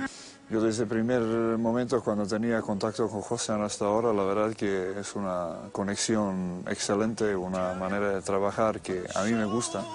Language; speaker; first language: Spanish; non-native, fluent; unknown